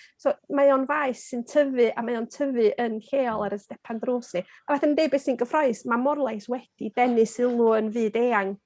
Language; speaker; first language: Welsh; native; Welsh